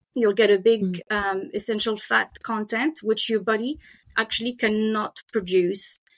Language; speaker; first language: English; non-native, fluent; French